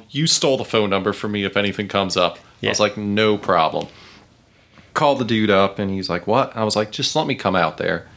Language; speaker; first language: English; native; English